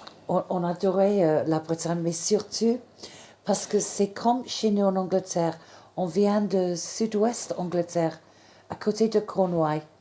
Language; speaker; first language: French; non-native, fluent; English